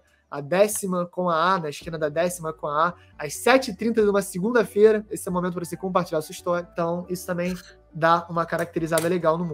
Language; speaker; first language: Portuguese; native; Portuguese